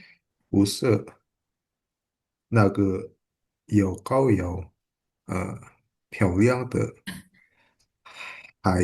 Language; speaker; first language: Chinese; non-native, learner; Indonesian